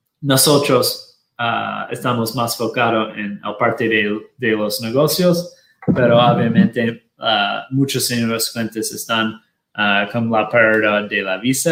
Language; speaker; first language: Spanish; non-native, fluent; Portuguese